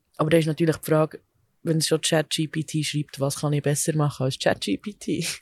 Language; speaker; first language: German; early bilingual, other home language; Serbian